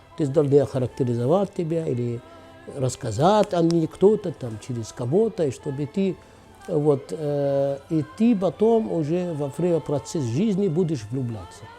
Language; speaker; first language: Russian; non-native, fluent; Arabic